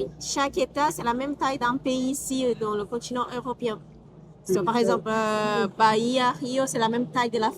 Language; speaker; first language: French; non-native, fluent; Portuguese